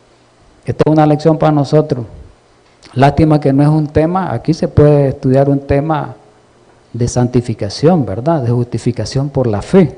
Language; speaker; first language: Spanish; native; Spanish